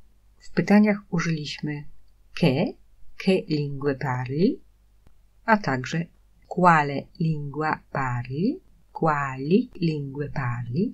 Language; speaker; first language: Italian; non-native, fluent; Polish